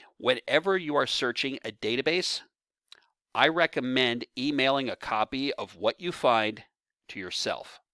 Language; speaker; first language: English; native; English